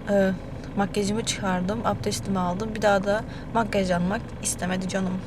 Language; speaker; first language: Turkish; early bilingual, heritage; Turkish